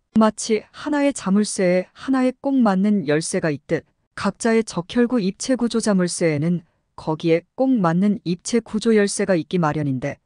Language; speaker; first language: Korean; native; Korean